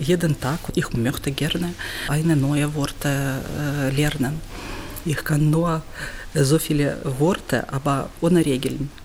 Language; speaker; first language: German; non-native, learner; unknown